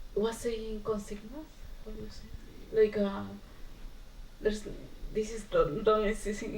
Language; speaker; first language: English; non-native, learner; Spanish